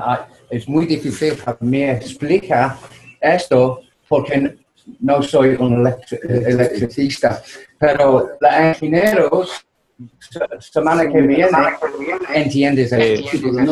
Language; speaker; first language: Spanish; non-native, learner; English